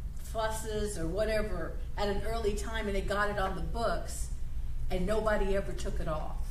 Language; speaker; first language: English; native; English